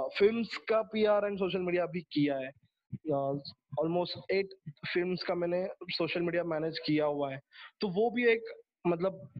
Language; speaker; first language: Hindi; non-native, local second language; Marathi